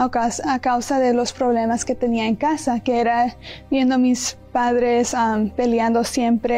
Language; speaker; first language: Spanish; early bilingual, heritage; Spanish